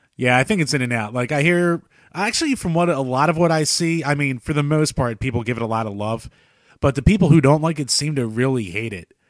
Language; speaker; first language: English; native; English